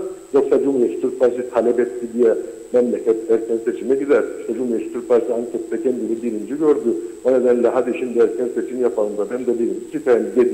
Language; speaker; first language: Turkish; native; Turkish